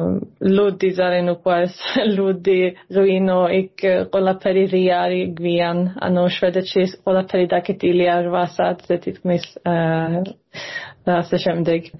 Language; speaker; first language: Georgian; early bilingual, heritage; Georgian